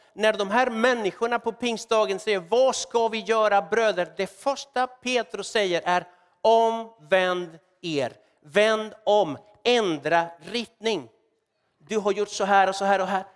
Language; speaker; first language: Swedish; non-native, fluent; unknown